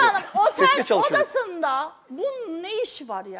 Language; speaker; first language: Turkish; native; Turkish